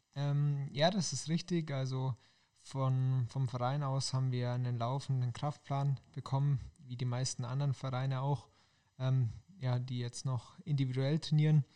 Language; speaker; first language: German; native; German